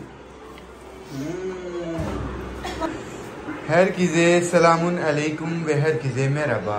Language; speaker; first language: Turkish; non-native, learner; Urdu